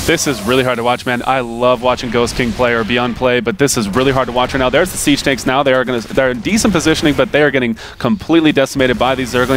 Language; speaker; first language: English; native; English